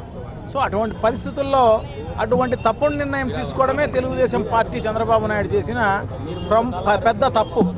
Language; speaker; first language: Telugu; native; Telugu